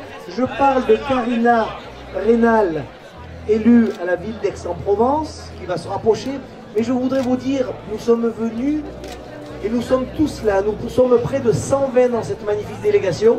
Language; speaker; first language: French; native; French